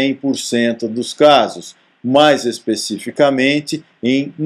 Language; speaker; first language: Portuguese; native; Portuguese